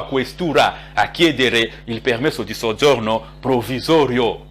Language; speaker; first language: Italian; non-native, fluent; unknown